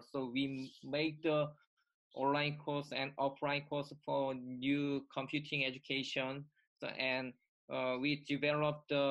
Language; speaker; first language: English; non-native, learner; Korean